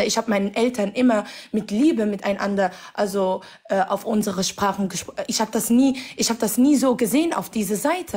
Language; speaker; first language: German; non-native, fluent; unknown